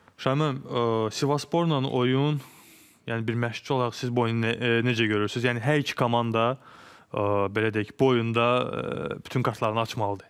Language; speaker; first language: Azerbaijani; native; Azerbaijani